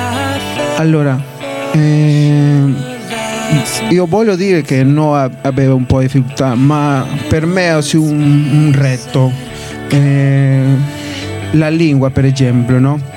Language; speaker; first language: Italian; non-native, learner; Spanish